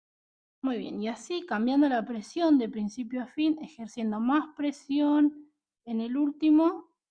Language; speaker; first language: Spanish; native; Spanish